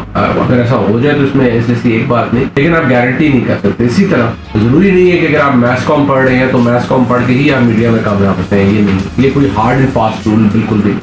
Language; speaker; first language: Urdu; native; Urdu